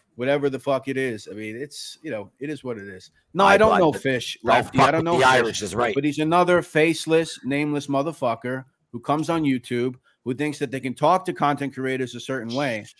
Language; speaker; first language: English; native; English